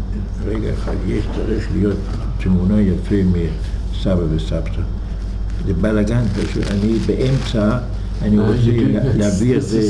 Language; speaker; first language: Hebrew; non-native, fluent; German